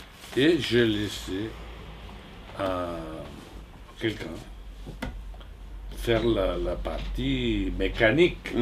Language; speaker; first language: French; non-native, fluent; Spanish